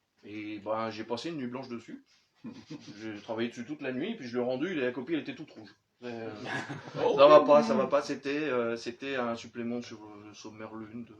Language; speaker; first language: French; native; French